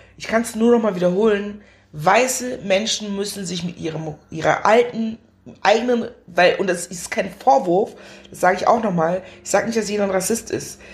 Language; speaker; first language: German; early bilingual, other home language; Akan